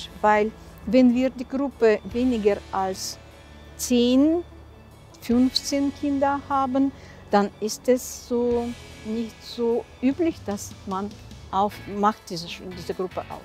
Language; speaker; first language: German; non-native, local second language; Russian